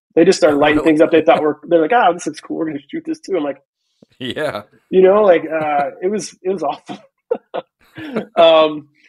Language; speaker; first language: English; native; English